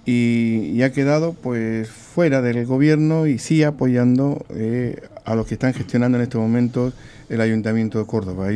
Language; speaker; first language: Spanish; native; Spanish